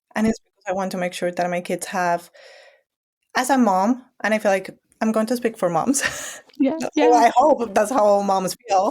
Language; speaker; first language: English; non-native, fluent; Spanish